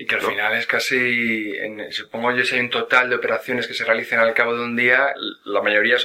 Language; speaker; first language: Spanish; native; Spanish